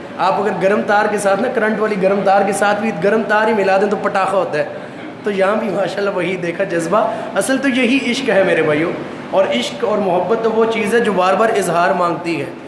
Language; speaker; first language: Urdu; non-native, local second language; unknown